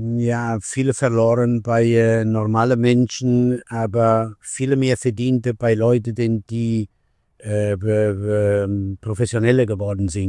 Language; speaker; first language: German; non-native, fluent; Italian